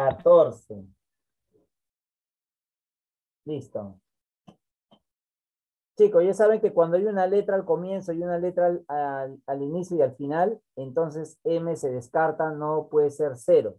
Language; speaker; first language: Spanish; native; Spanish